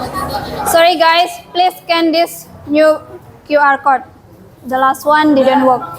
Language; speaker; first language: English; non-native, fluent; Indonesian